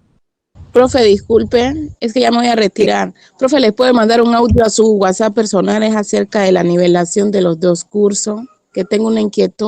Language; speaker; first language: Spanish; native; Spanish